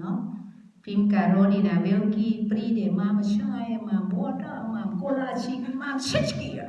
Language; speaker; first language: Slovak; non-native, learner; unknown